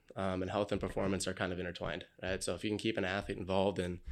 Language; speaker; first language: English; native; English